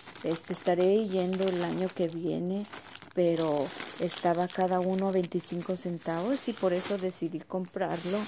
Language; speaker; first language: Spanish; early bilingual, heritage; Spanish